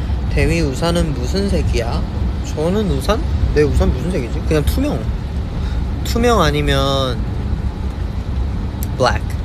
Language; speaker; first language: Korean; early bilingual, heritage; Korean